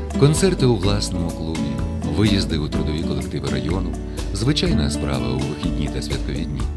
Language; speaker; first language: Ukrainian; native; Ukrainian